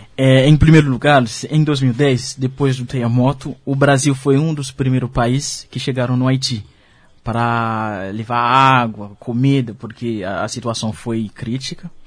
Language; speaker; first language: Portuguese; non-native, fluent; Haitian Creole